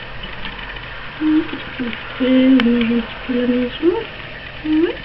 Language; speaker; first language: French; native; French